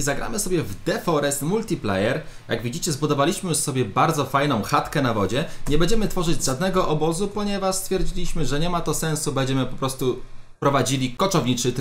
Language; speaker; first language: Polish; native; Polish